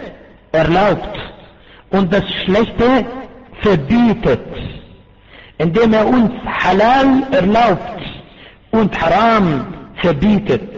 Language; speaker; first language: German; non-native, fluent; Arabic